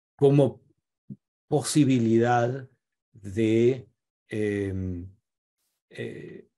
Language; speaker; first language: Spanish; non-native, fluent; German